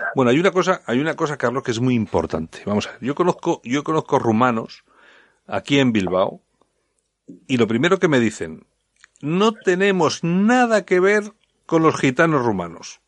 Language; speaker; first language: Spanish; native; Spanish